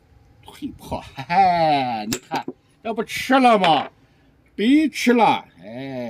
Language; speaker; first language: Chinese; native; Chinese